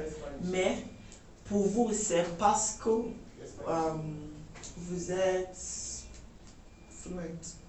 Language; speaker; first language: French; non-native, learner; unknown